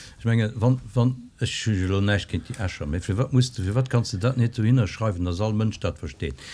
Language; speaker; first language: Luxembourgish; native; Luxembourgish